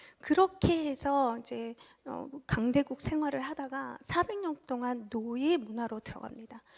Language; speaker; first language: Korean; early bilingual, heritage; Korean